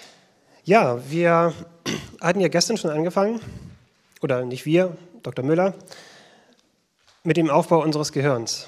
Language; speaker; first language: German; native; German